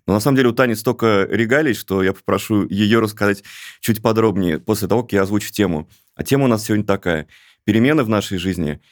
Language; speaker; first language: Russian; native; Russian